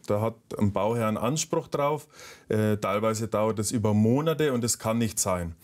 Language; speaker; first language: German; native; German